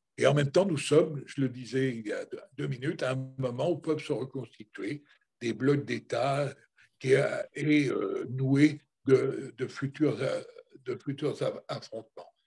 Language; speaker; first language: French; native; French